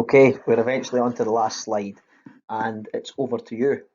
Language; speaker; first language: English; native; English